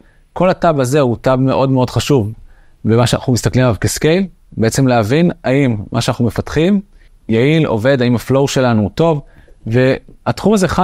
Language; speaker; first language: Hebrew; native; Hebrew